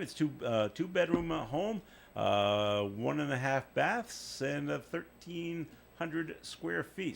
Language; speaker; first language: English; native; English